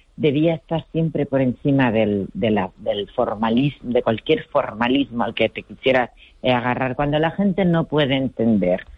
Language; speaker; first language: Spanish; native; Spanish